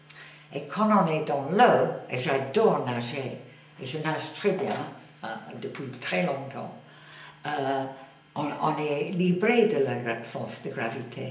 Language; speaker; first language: French; non-native, fluent; English